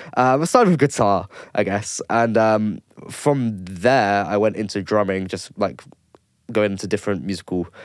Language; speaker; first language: English; native; English